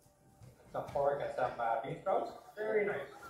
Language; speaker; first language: English; native; English